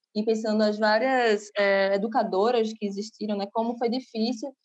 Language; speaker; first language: Portuguese; native; Portuguese